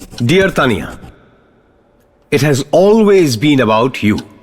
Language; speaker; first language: English; non-native, local second language; Bangla